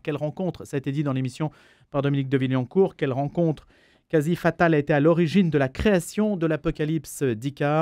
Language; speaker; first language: French; native; French